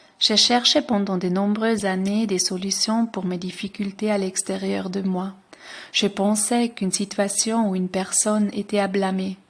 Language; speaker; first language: French; non-native, local second language; Swiss German